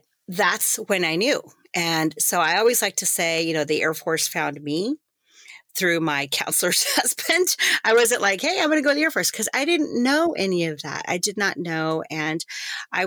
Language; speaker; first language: English; native; English